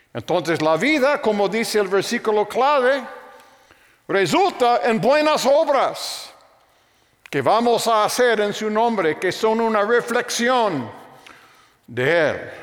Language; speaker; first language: Spanish; non-native, fluent; English